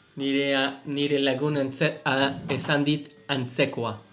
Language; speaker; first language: Basque; non-native, learner; English